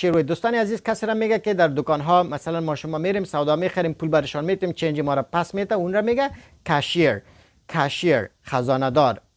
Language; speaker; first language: Persian; non-native, local second language; Pashto